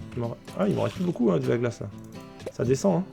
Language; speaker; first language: French; native; French